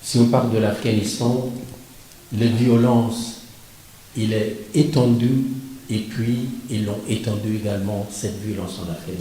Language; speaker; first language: French; non-native, fluent; Persian